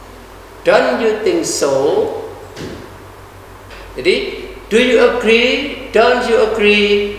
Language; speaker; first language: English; non-native, fluent; Indonesian